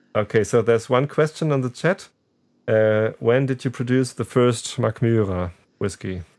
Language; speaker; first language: English; non-native, fluent; German